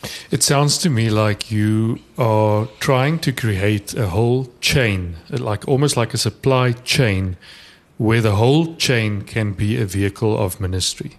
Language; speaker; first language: English; non-native, local second language; Afrikaans